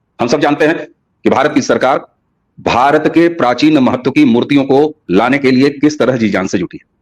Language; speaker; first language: Hindi; native; Hindi